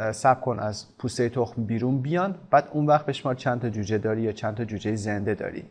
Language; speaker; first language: Persian; native; Persian